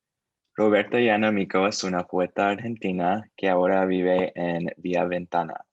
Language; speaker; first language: Spanish; non-native, learner; English